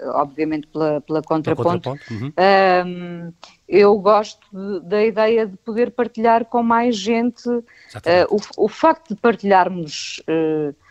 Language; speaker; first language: Portuguese; native; Portuguese